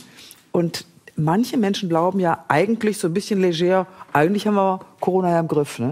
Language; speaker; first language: German; native; German